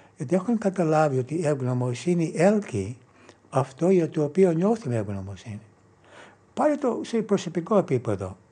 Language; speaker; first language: Greek; non-native, fluent; English